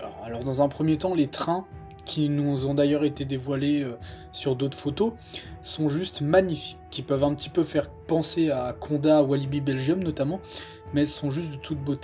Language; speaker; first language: French; native; French